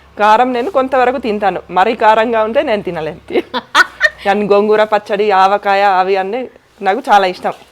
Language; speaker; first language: Telugu; non-native, fluent; Finnish